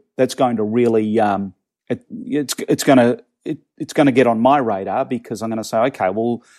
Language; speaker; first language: English; native; English